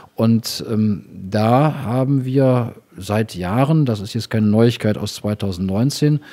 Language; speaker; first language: German; native; German